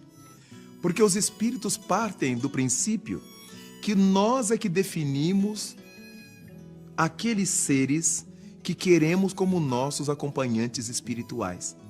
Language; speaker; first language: Portuguese; native; Portuguese